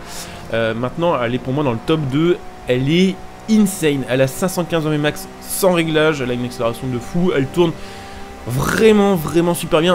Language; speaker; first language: French; native; French